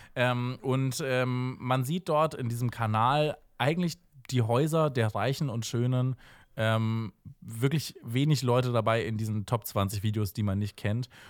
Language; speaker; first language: German; native; German